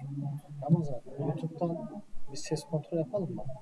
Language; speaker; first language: Turkish; native; Turkish